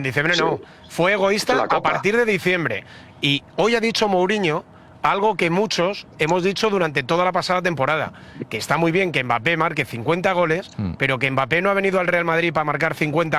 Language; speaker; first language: Spanish; native; Spanish